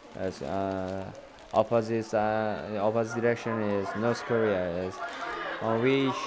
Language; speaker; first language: English; non-native, learner; Korean